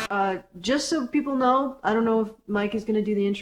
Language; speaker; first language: English; native; English